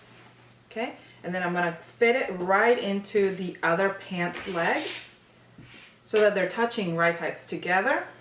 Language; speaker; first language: English; native; English